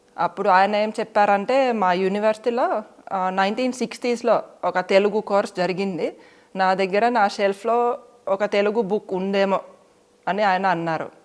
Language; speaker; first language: Telugu; non-native, fluent; Finnish